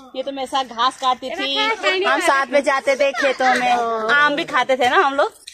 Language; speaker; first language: Hindi; non-native, local second language; Garhwali